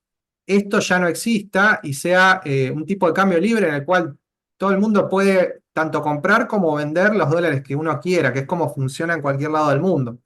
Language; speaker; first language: Spanish; native; Spanish